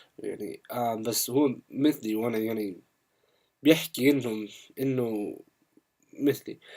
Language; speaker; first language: Arabic; non-native, learner; English